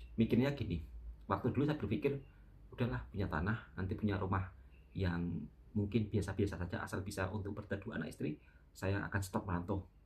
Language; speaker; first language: Indonesian; native; Indonesian